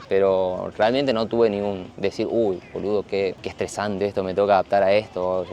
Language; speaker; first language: Spanish; native; Spanish